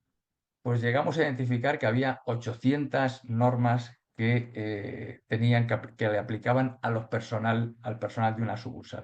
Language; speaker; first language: Spanish; native; Spanish